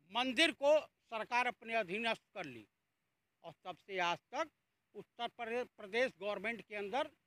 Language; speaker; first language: Hindi; native; Hindi